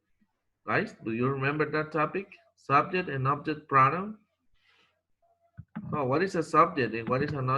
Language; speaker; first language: English; non-native, fluent; Spanish